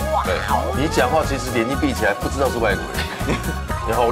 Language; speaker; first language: Chinese; native; Chinese